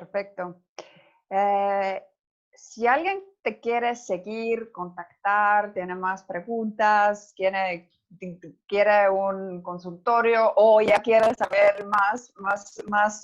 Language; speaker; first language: Spanish; non-native, fluent; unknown